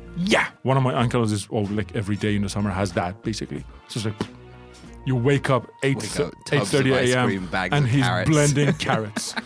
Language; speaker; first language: English; early bilingual, other home language; Persian